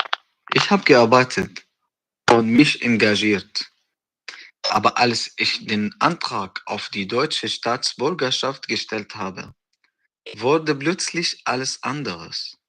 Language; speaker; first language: German; non-native, learner; Arabic